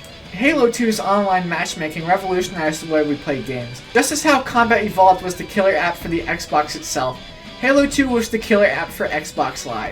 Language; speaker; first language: English; native; English